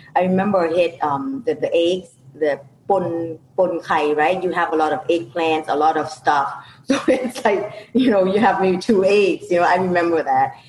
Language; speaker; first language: English; non-native, fluent; Lao